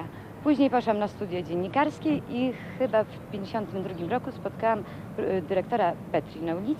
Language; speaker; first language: Polish; native; Polish